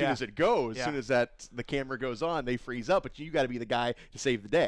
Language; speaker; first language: English; native; English